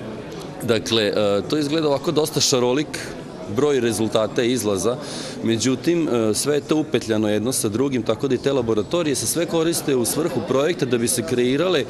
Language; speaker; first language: Serbian; native; Serbian